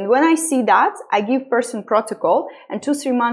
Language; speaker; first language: English; non-native, fluent; Estonian